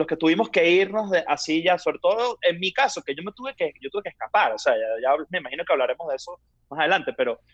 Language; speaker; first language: Spanish; native; Spanish